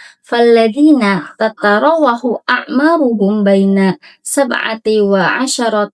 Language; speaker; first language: Arabic; non-native, learner; Indonesian